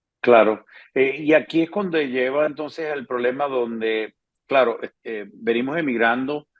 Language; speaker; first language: Spanish; native; Spanish